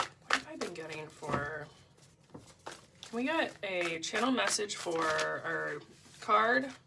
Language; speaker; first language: English; native; English